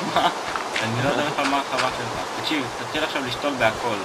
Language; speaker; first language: Hebrew; native; Hebrew